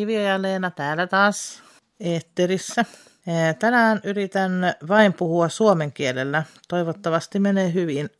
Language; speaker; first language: Finnish; early bilingual, heritage; Finnish